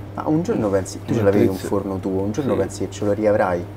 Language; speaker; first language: Italian; non-native, fluent; Arabic